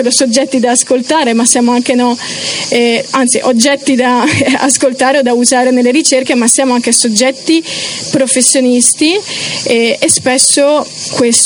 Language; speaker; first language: Italian; early bilingual, other home language; Romanian